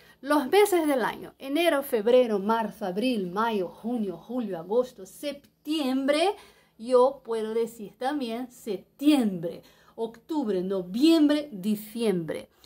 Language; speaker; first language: Spanish; non-native, fluent; Portuguese